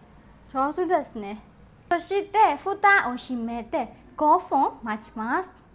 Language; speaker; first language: Japanese; non-native, learner; Burmese